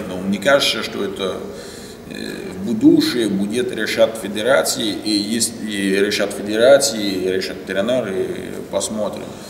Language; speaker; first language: Russian; non-native, learner; French